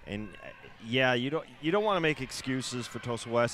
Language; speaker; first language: English; native; English